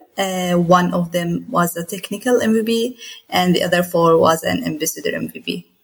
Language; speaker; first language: English; non-native, fluent; Arabic